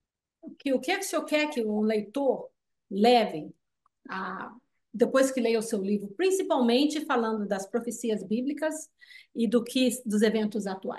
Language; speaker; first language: Portuguese; early bilingual, heritage; Portuguese